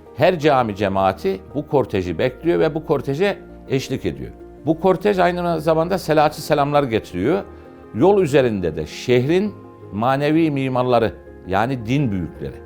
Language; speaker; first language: Turkish; native; Turkish